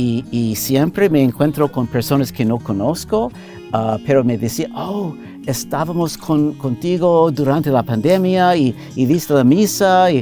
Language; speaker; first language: Spanish; non-native, fluent; English